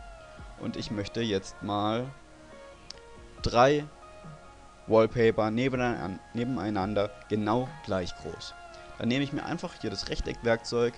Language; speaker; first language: German; native; German